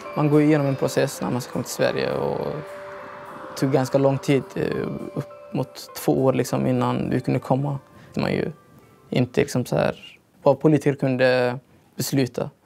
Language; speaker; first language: Swedish; early bilingual, other home language; Somali